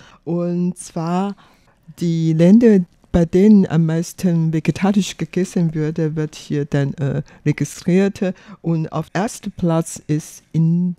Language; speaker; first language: German; non-native, fluent; Chinese